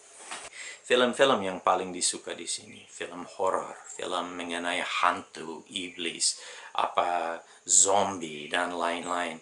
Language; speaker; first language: Indonesian; non-native, fluent; English